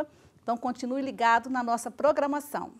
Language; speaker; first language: Portuguese; native; Portuguese